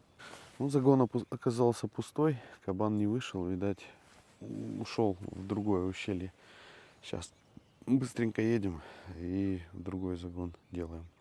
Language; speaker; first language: Russian; native; Russian